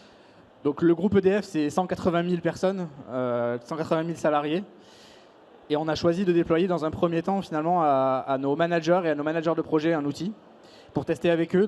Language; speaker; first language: French; native; French